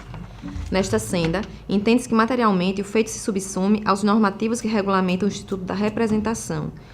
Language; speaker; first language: Portuguese; native; Portuguese